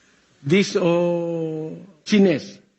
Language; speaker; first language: Portuguese; non-native, learner; Filipino